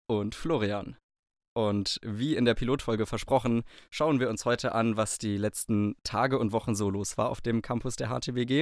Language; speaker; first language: German; native; German